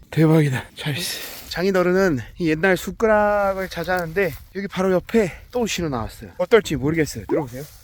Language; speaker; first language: Korean; non-native, fluent; English